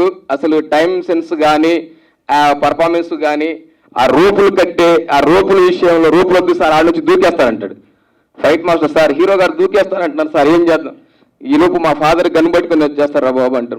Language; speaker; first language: Telugu; native; Telugu